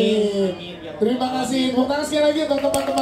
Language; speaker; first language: Indonesian; native; Indonesian